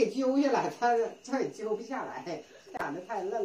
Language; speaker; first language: Chinese; native; Chinese